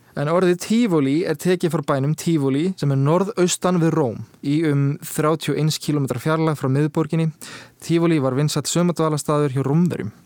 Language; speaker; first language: Icelandic; early bilingual, heritage; Icelandic